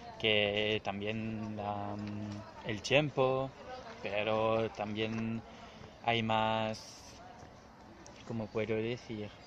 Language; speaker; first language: Spanish; non-native, learner; French